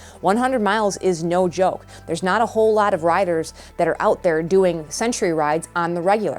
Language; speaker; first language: English; native; English